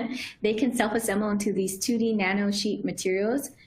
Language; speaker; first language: English; native; English